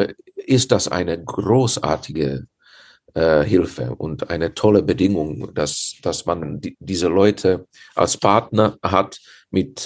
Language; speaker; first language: German; non-native, fluent; Czech